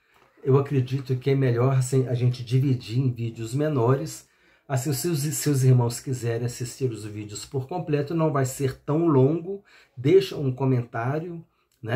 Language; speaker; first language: Portuguese; native; Portuguese